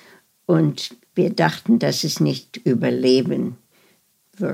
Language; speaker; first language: German; early bilingual, heritage; German